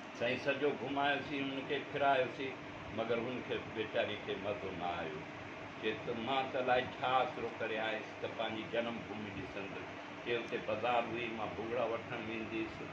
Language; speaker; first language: Sindhi; non-native, local second language; Urdu